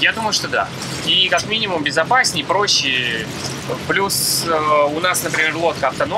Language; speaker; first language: Russian; native; Russian